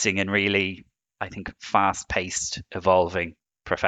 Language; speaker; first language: English; native; English